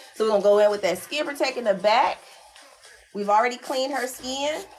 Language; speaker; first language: English; native; English